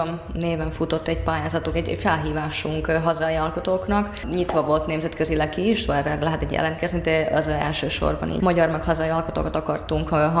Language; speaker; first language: Hungarian; non-native, fluent; Finnish